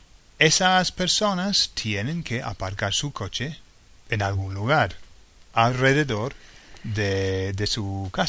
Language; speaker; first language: Spanish; non-native, fluent; English